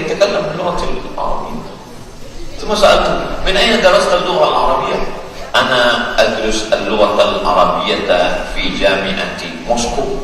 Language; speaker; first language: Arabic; non-native, fluent; Indonesian